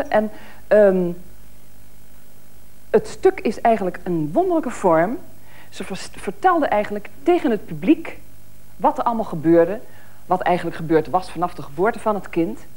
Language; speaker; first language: Dutch; native; Dutch